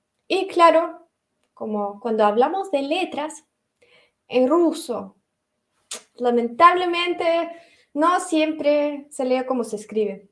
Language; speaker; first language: Spanish; non-native, fluent; Russian